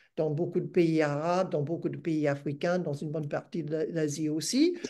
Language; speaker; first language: French; non-native, fluent; English